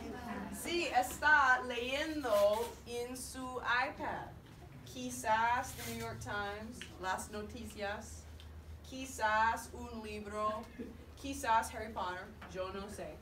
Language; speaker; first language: Spanish; non-native, fluent; English